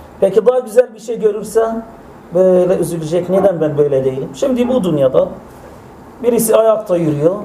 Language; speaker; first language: Turkish; non-native, fluent; Arabic